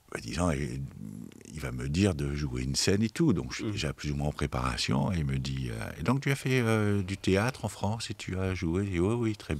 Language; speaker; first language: French; native; French